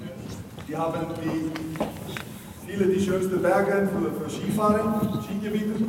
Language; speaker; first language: German; non-native, fluent; Icelandic